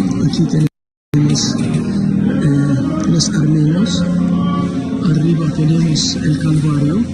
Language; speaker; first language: Spanish; non-native, fluent; Arabic